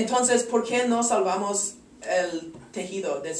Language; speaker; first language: Spanish; non-native, learner; English